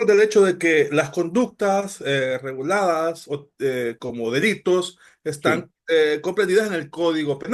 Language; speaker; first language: Spanish; native; Spanish